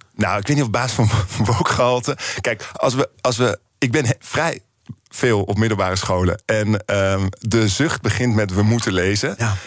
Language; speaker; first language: Dutch; native; Dutch